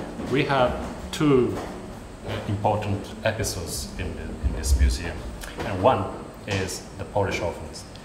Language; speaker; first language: English; non-native, fluent; Japanese